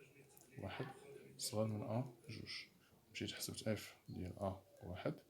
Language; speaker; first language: Arabic; native; Arabic